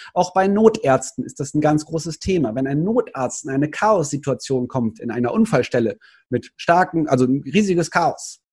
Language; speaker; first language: German; native; German